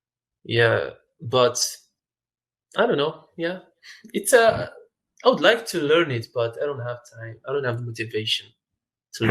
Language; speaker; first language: English; non-native, fluent; Arabic